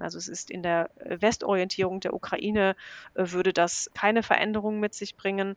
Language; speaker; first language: German; native; German